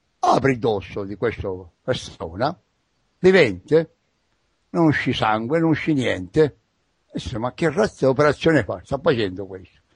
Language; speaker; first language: Italian; native; Italian